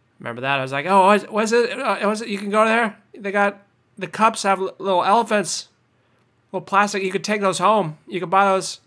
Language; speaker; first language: English; native; English